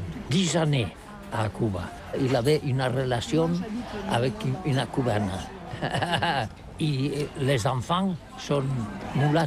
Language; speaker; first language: French; non-native, learner; Catalan